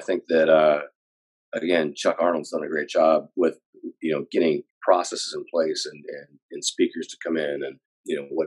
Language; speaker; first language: English; native; English